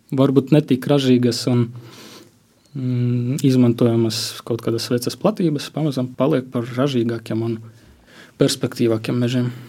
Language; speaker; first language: Latvian; non-native, local second language; Russian